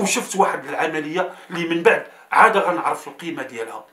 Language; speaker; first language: Arabic; native; Arabic